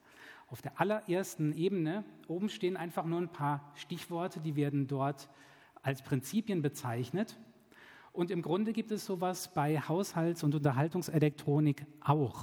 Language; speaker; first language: German; native; German